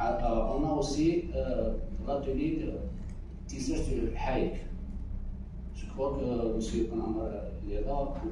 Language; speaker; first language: French; non-native, local second language; Arabic